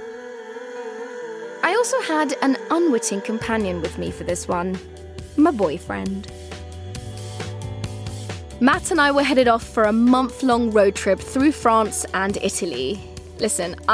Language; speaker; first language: English; native; English